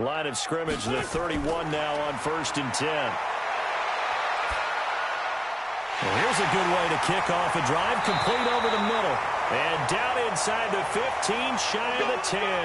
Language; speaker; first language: English; native; English